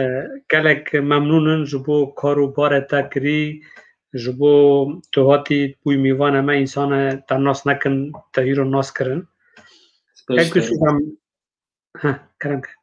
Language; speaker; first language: Kurdish; native; Kurdish